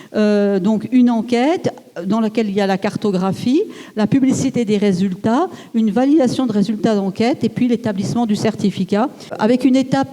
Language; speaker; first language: French; native; French